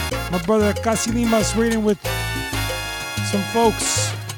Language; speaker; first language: English; early bilingual, other home language; Spanish